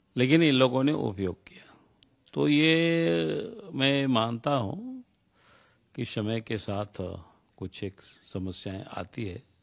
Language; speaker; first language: Hindi; non-native, local second language; Santali